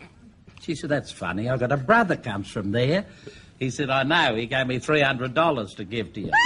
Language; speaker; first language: English; native; English